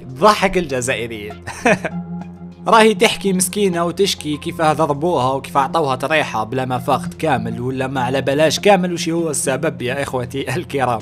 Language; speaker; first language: Arabic; native; Arabic